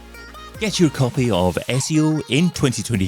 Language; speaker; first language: English; native; English